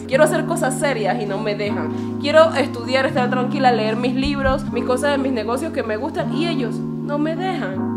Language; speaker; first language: Spanish; native; Spanish